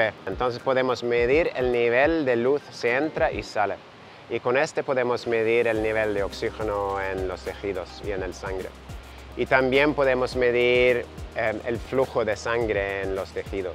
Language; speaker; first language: Spanish; non-native, fluent; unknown